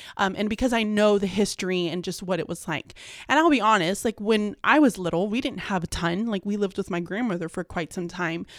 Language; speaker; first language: English; early bilingual, other home language; Spanish